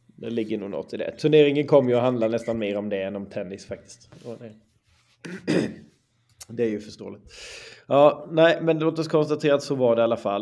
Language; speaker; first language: Swedish; native; Swedish